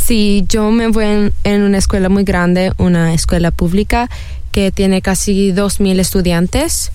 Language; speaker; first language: Spanish; early bilingual, heritage; Spanish